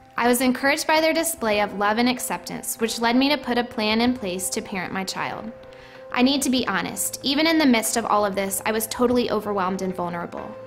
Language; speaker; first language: English; native; English